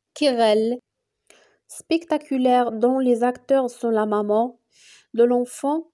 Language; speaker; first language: French; non-native, local second language; Arabic